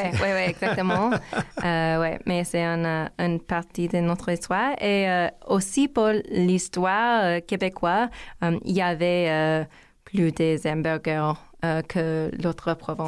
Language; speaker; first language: French; non-native, learner; English